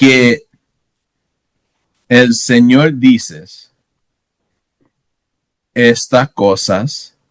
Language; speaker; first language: Spanish; non-native, learner; English